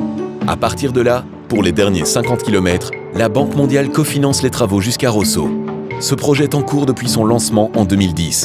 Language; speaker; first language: French; native; French